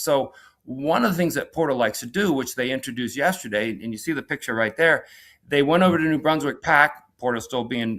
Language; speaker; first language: English; native; English